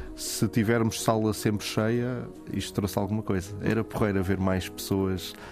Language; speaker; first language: Portuguese; native; Portuguese